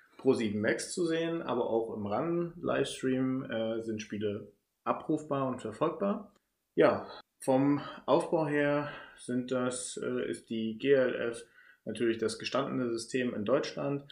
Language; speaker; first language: German; native; German